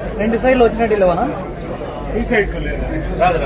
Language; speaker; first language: Telugu; native; Telugu